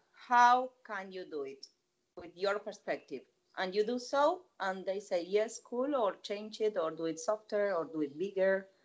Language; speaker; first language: English; non-native, fluent; Spanish